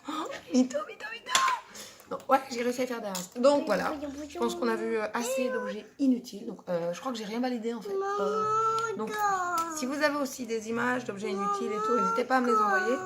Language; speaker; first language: French; native; French